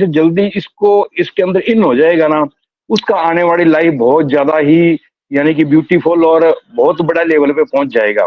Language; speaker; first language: Hindi; native; Hindi